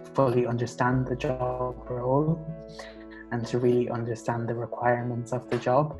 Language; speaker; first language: English; native; English